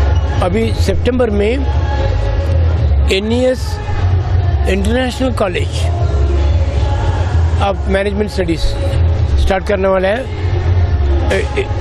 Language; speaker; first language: Hindi; non-native, local second language; Tamil